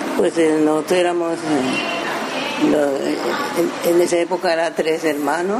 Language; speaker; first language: Spanish; early bilingual, other home language; Japanese